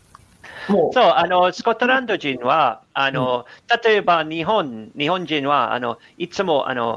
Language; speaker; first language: Japanese; non-native, learner; English